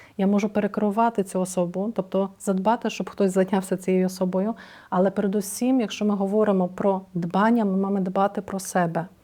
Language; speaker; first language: Ukrainian; native; Ukrainian